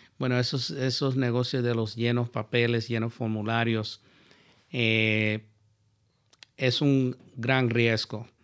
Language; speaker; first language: Spanish; early bilingual, heritage; Spanish